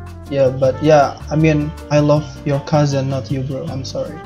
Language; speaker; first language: English; non-native, learner; Indonesian